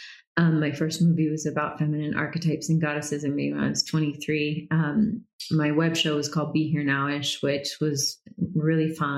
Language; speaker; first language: English; native; English